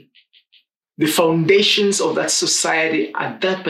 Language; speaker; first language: English; non-native, local second language; Swahili